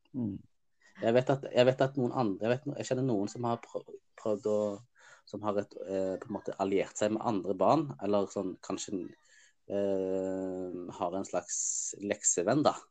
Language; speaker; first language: Norwegian; early bilingual, other home language; Somali